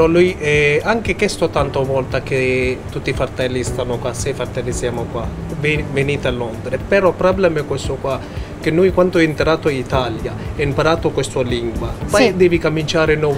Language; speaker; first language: Italian; non-native, learner; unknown